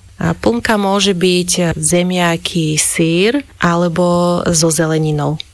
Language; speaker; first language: Slovak; non-native, fluent; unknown